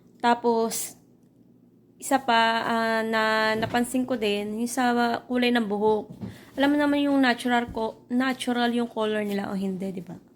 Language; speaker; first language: Filipino; native; Filipino